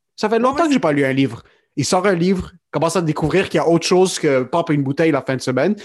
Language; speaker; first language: French; native; French